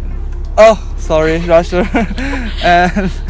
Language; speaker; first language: English; non-native, learner; Chinese